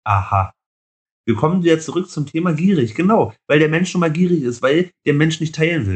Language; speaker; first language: German; native; German